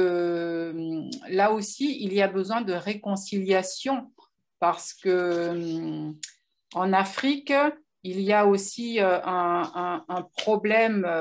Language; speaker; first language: French; native; French